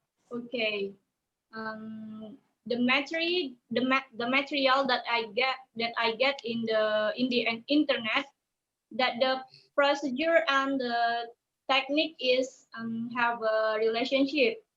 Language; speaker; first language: English; non-native, learner; Indonesian